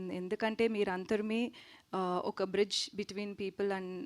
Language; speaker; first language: Telugu; non-native, learner; Tamil